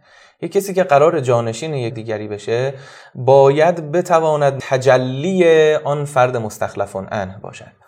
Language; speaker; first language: Persian; native; Persian